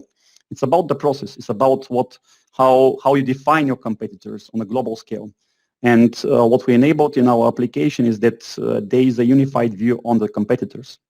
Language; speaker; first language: English; non-native, fluent; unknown